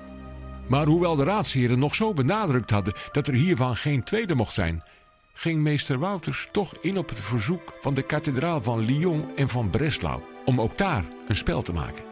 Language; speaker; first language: Dutch; native; Dutch